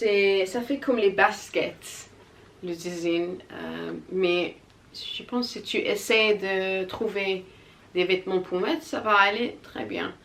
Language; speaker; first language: French; non-native, learner; English